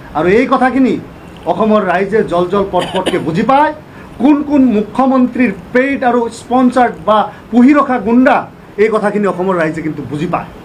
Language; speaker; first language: Assamese; non-native, local second language; Bangla